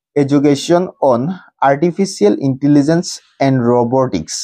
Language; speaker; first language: English; non-native, local second language; Assamese